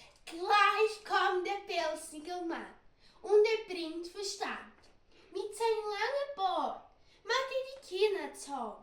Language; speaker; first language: German; early bilingual, heritage; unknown